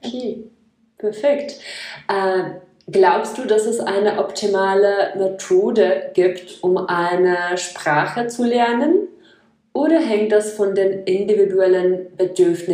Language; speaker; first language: German; non-native, fluent; Czech